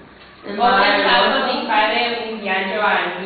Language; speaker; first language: Italian; non-native, learner; English